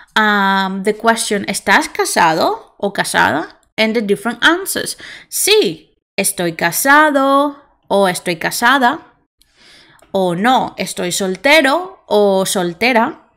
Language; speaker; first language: English; non-native, fluent; Spanish